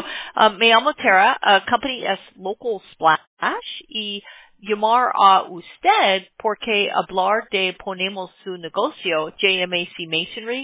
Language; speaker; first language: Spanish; non-native, learner; English